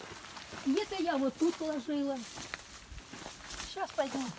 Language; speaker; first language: Russian; native; Russian